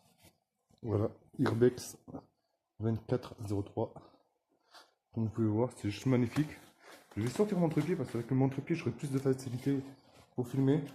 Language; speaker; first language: French; native; French